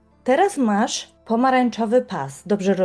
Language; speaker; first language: Polish; native; Polish